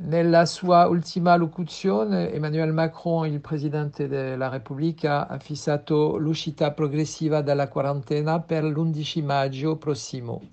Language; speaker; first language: Italian; non-native, fluent; French